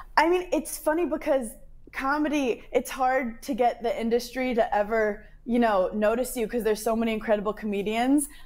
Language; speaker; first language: English; native; English